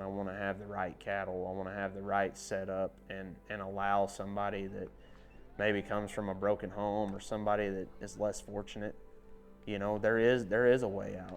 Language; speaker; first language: English; native; English